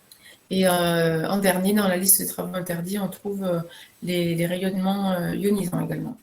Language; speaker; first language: French; native; French